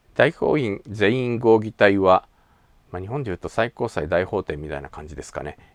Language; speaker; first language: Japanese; native; Japanese